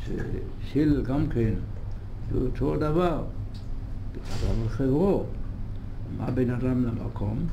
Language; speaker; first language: Hebrew; non-native, fluent; English